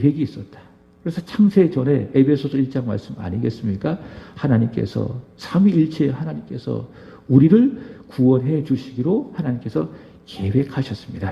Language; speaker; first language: Korean; native; Korean